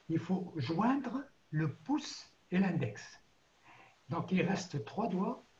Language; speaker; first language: French; native; French